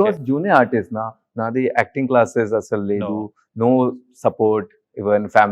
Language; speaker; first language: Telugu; non-native, local second language; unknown